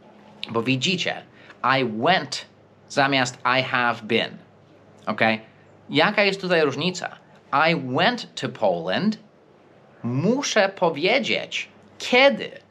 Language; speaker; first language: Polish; non-native, fluent; English